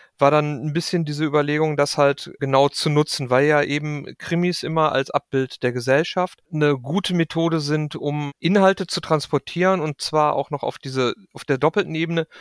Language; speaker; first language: German; native; German